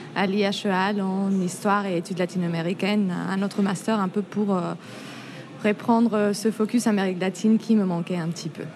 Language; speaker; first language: French; non-native, fluent; Spanish